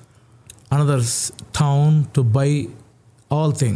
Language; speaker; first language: English; non-native, local second language; Telugu